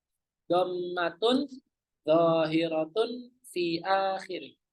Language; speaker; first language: Arabic; non-native, fluent; Indonesian